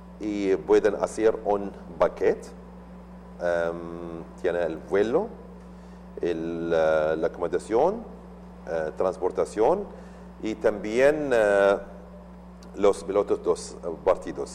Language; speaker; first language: Spanish; non-native, learner; Arabic